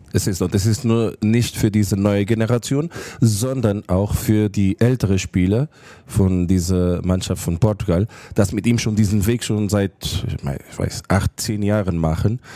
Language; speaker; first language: German; non-native, learner; Portuguese